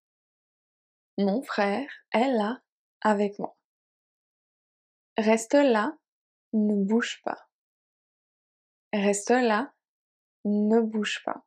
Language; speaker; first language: French; native; French